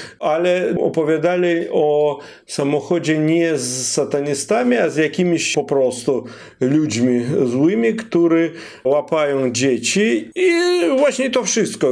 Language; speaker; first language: Polish; non-native, fluent; Russian